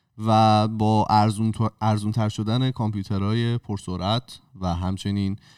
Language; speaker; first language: Persian; native; Persian